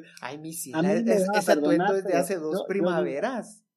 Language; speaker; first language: Spanish; native; Spanish